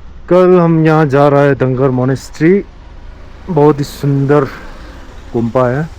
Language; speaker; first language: Hindi; non-native, local second language; Tibetan